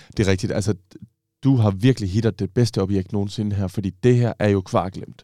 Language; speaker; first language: Danish; native; Danish